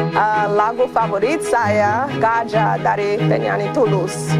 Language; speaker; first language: Indonesian; non-native, fluent; English